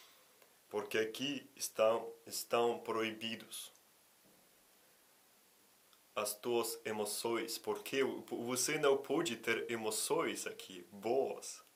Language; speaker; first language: Portuguese; non-native, fluent; Russian